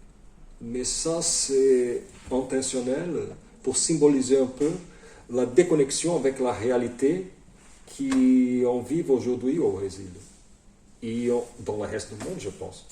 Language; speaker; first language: French; non-native, fluent; Portuguese